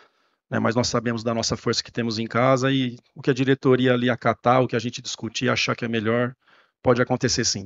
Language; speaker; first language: Portuguese; native; Portuguese